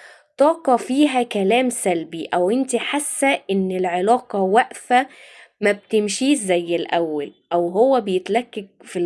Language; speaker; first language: Arabic; native; Arabic